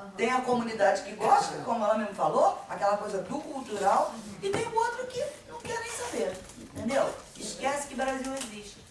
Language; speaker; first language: Portuguese; native; Portuguese